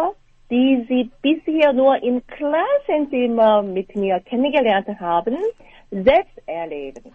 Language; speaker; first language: German; non-native, fluent; Korean